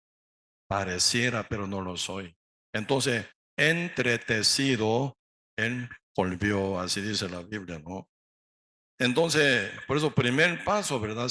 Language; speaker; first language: Spanish; non-native, learner; Korean